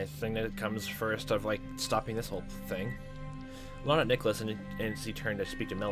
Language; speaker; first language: English; native; English